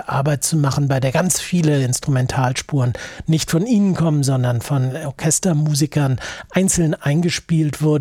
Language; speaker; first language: German; native; German